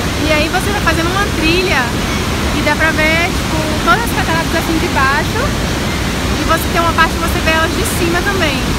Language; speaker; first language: Portuguese; native; Portuguese